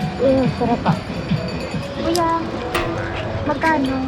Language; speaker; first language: Korean; non-native, learner; Filipino